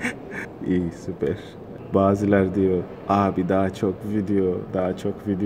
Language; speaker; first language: Turkish; non-native, fluent; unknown